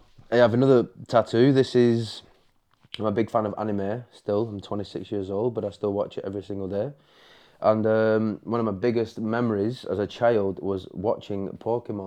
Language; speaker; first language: English; native; English